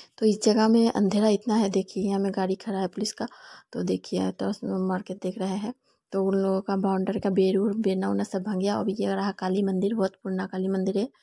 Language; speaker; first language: Hindi; non-native, local second language; Bangla